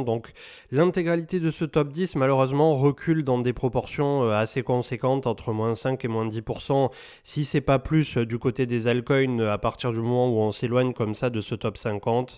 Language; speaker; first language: French; native; French